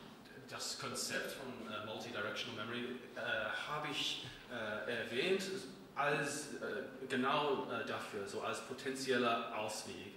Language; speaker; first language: German; non-native, fluent; English